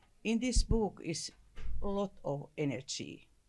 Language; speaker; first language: English; non-native, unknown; Finnish